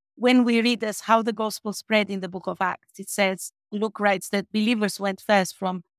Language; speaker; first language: English; non-native, fluent; Albanian